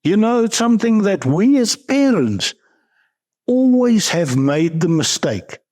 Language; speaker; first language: English; non-native, local second language; Afrikaans